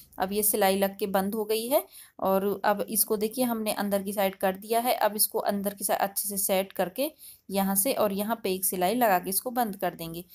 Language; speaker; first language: Hindi; native; Hindi